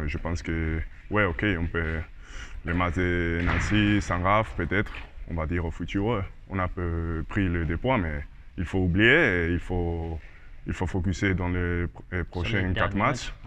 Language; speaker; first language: French; non-native, learner; Spanish